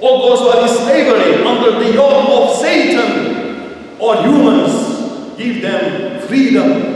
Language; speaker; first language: English; non-native, fluent; Armenian